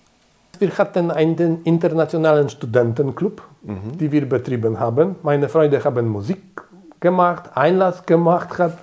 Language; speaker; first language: German; non-native, fluent; Polish